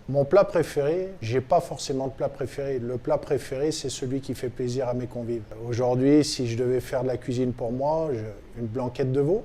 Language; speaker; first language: French; native; French